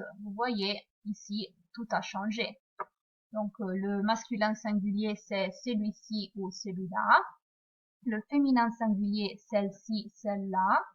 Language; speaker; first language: French; non-native, fluent; Italian